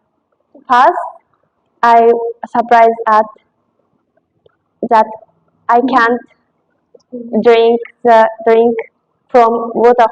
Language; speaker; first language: English; non-native, learner; Japanese